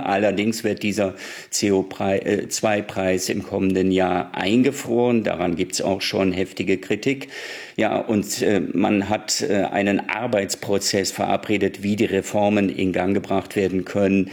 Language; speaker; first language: German; native; German